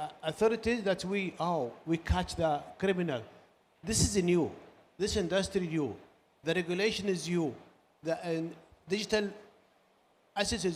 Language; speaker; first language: English; non-native, learner; Arabic